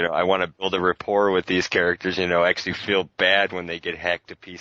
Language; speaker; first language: English; native; English